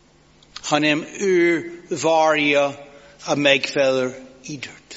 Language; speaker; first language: Hungarian; non-native, fluent; English